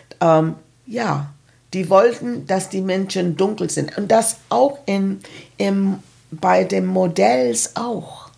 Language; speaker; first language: German; non-native, fluent; English